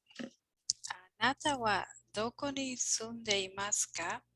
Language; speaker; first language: Japanese; non-native, learner; English